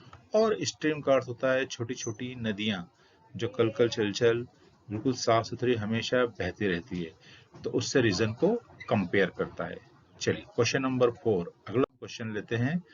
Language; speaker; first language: Hindi; native; Hindi